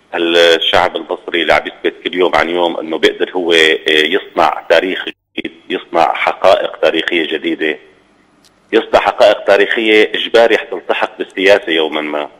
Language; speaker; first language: Arabic; native; Arabic